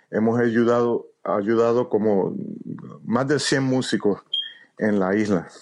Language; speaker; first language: Spanish; early bilingual, heritage; Spanish